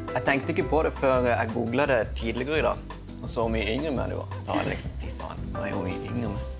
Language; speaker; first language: Norwegian; early bilingual, other home language; Spanish